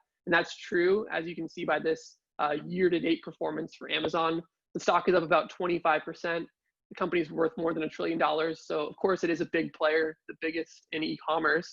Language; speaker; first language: English; native; English